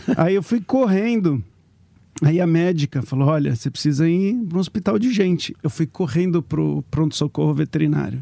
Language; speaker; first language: Portuguese; native; Portuguese